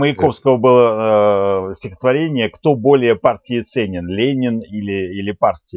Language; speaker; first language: Russian; native; Russian